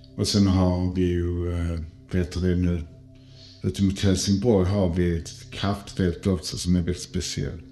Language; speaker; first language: Swedish; native; Swedish